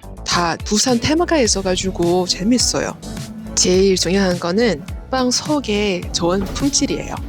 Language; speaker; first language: Korean; non-native, fluent; Vietnamese